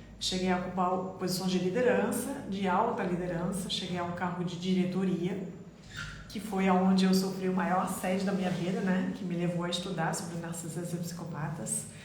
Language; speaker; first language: Portuguese; non-native, fluent; French